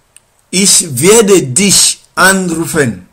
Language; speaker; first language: German; non-native, learner; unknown